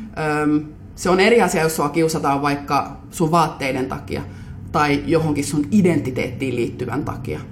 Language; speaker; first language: Finnish; native; Finnish